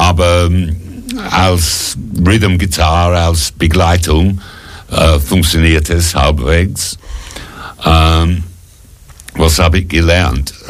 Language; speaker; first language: German; non-native, fluent; English